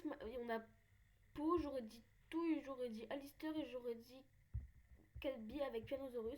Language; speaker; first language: French; native; French